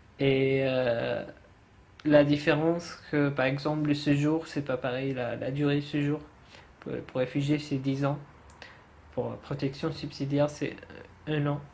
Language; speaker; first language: French; non-native, fluent; Arabic